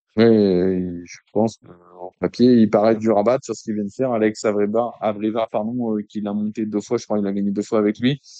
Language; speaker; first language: French; native; French